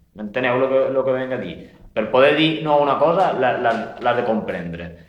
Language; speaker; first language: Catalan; native; Catalan